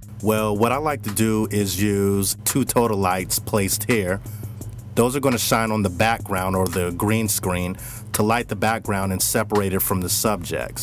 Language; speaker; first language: English; native; English